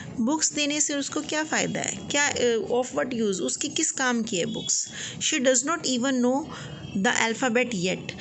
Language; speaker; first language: Hindi; native; Hindi